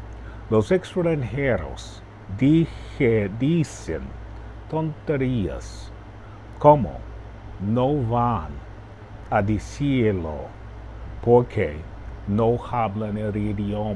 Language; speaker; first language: Spanish; non-native, learner; English